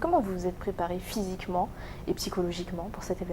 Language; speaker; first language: French; native; French